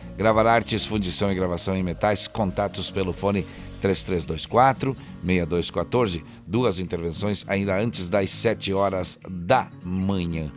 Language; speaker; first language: Portuguese; native; Portuguese